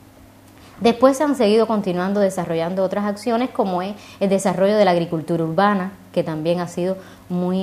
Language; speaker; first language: Spanish; native; Spanish